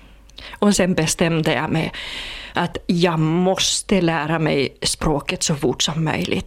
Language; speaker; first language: Swedish; non-native, fluent; Finnish